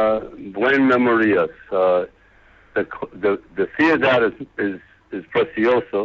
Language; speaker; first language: Spanish; non-native, learner; English